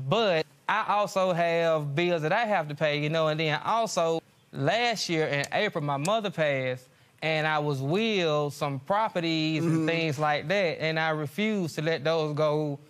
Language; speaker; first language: English; native; English